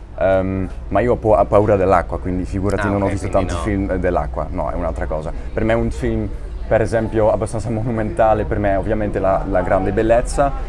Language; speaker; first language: Italian; non-native, fluent; Dutch